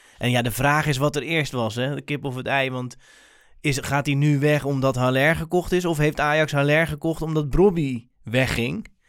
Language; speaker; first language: Dutch; native; Dutch